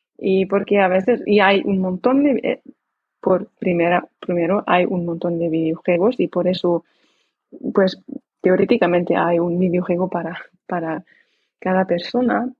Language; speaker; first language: Spanish; non-native, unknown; Dutch